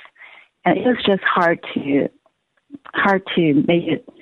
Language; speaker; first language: English; non-native, local second language; Cantonese